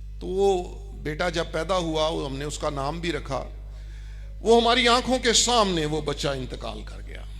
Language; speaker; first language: Urdu; non-native, local second language; Punjabi